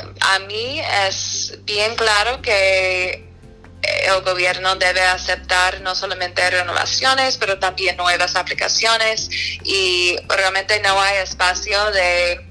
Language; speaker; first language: Spanish; non-native, fluent; English